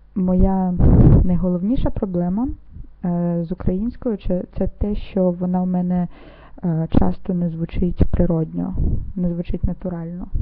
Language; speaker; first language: Ukrainian; non-native, local second language; Russian